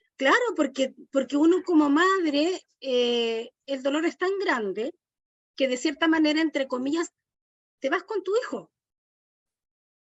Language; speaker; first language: Spanish; native; Spanish